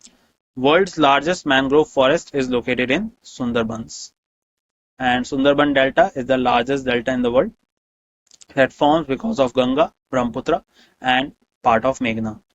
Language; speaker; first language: English; non-native, local second language; Hindi